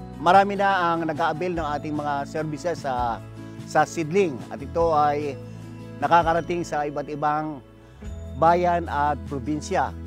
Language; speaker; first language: Filipino; native; Filipino